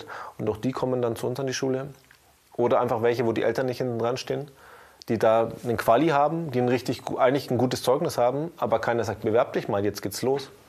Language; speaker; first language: German; native; German